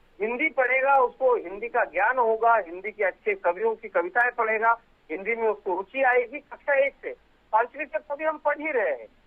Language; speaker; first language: Hindi; non-native, local second language; Marathi